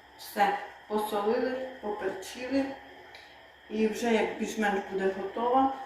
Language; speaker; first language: Ukrainian; native; Ukrainian